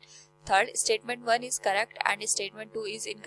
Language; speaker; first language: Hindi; native; Hindi